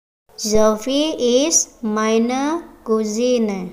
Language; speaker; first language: German; non-native, learner; Indonesian